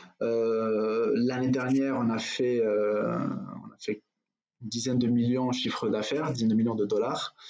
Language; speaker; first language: French; non-native, local second language; Arabic